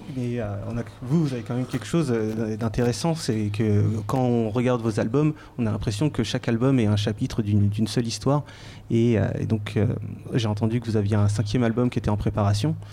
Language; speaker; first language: French; native; French